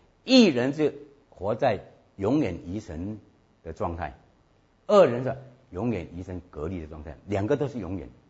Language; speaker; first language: Chinese; native; Chinese